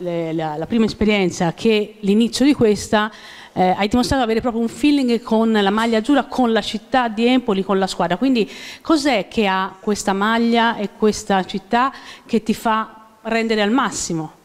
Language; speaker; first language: Italian; native; Italian